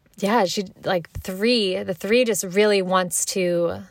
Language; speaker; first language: English; native; English